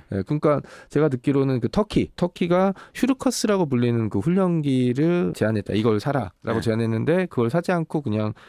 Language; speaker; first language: Korean; native; Korean